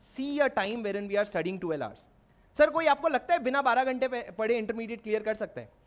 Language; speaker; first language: Hindi; non-native, local second language; Odia